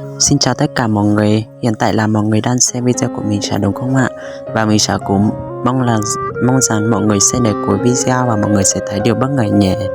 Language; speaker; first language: Vietnamese; non-native, local second language; Hmong